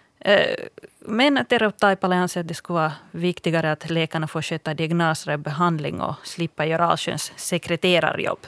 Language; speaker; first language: Swedish; native; Swedish